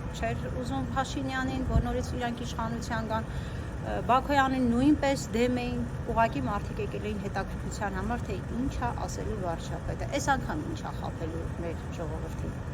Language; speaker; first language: Armenian; non-native, local second language; Kurdish